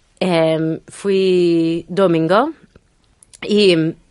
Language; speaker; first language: Spanish; non-native, fluent; English